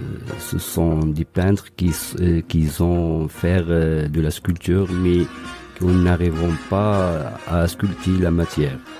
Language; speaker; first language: French; non-native, local second language; Arabic